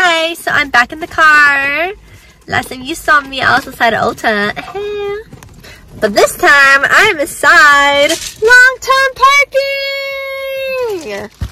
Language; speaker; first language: English; early bilingual, other home language; Spanish